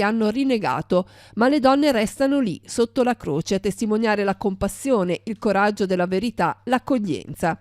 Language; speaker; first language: Italian; native; Italian